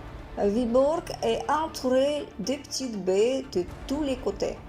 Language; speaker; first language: French; non-native, fluent; Russian